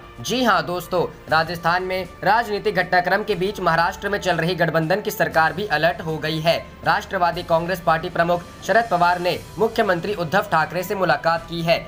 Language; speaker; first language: Hindi; native; Hindi